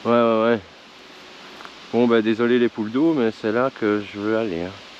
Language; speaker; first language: French; native; French